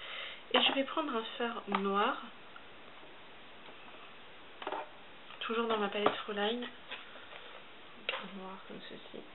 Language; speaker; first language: French; native; French